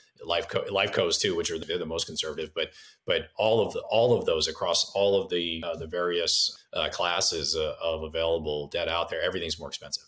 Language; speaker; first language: English; native; English